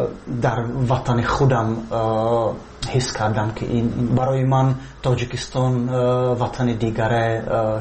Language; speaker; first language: Persian; non-native, fluent; Czech